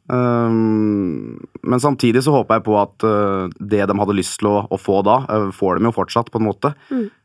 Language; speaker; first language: Norwegian; native; Norwegian